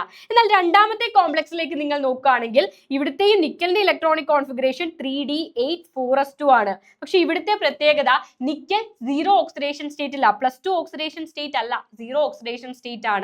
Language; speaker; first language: Malayalam; native; Malayalam